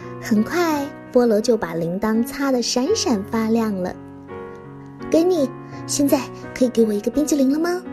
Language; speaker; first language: Chinese; native; Chinese